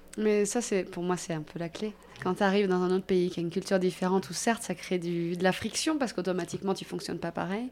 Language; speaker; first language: French; native; French